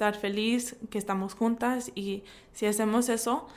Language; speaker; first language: Spanish; early bilingual, heritage; Spanish